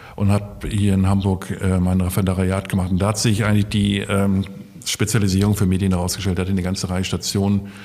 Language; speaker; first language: German; native; German